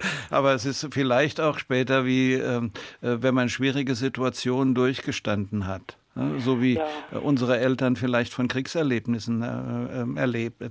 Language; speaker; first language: German; native; German